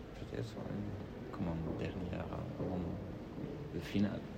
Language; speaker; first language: French; non-native, learner; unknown